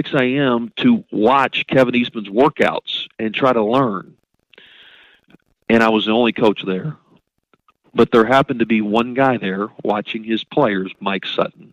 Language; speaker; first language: English; native; English